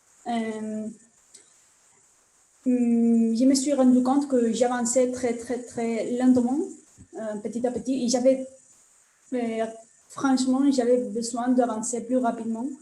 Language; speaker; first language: French; non-native, learner; Spanish